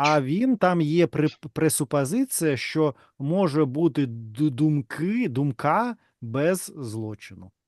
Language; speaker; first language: Ukrainian; non-native, learner; Russian